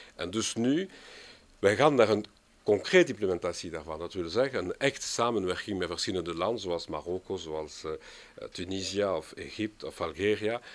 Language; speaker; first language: Dutch; non-native, local second language; French